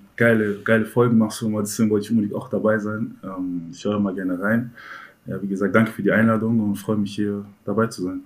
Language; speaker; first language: German; early bilingual, other home language; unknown